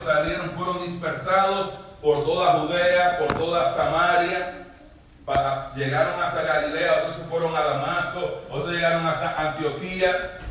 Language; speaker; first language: Spanish; native; Spanish